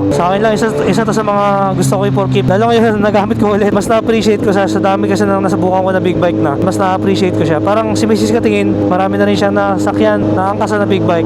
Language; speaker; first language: Filipino; native; Filipino